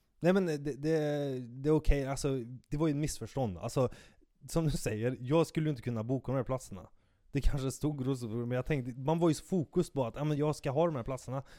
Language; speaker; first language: Swedish; native; Swedish